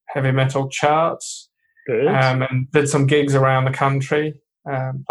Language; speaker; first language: English; non-native, local second language; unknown